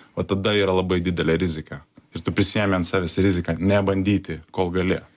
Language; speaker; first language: Lithuanian; native; Lithuanian